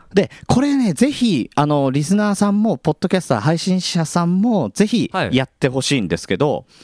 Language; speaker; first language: Japanese; native; Japanese